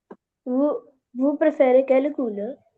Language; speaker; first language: French; non-native, learner; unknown